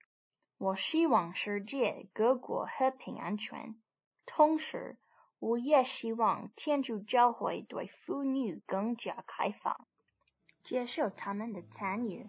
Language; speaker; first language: Chinese; non-native, learner; English